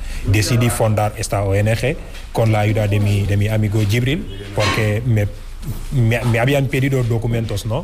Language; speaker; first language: Spanish; non-native, fluent; Wolof